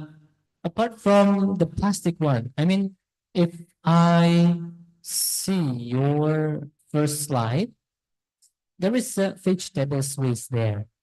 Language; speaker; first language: English; non-native, fluent; Indonesian